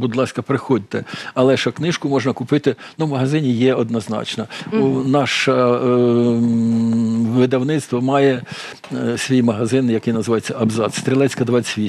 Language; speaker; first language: Ukrainian; native; Ukrainian